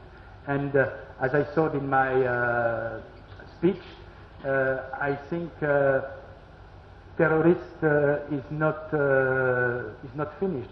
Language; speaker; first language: English; non-native, learner; French